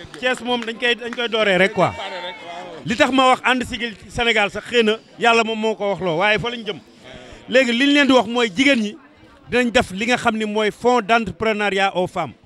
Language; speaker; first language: Wolof; native; Wolof